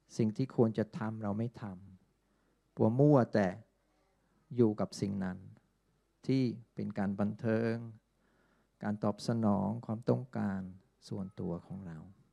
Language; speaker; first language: Thai; non-native, fluent; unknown